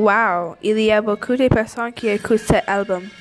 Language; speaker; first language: French; non-native, learner; English